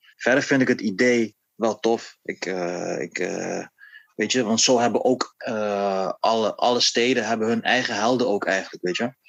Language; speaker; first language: Dutch; native; Dutch